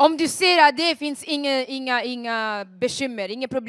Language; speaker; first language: Swedish; non-native, fluent; Rundi